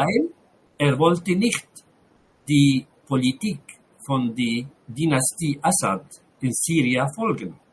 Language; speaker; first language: German; non-native, fluent; Arabic